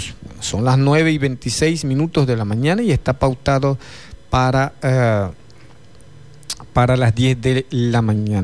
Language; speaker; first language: Spanish; native; Spanish